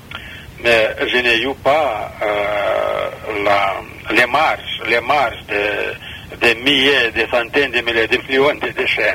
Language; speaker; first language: French; non-native, fluent; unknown